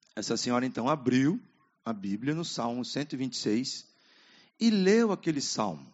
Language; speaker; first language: Portuguese; native; Portuguese